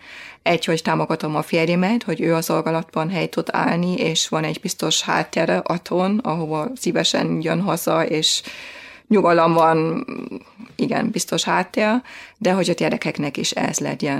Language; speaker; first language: Hungarian; non-native, fluent; German